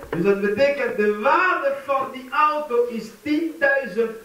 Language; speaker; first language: Dutch; non-native, fluent; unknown